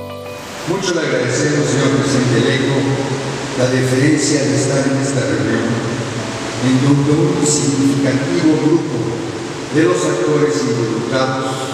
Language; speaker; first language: Spanish; native; Spanish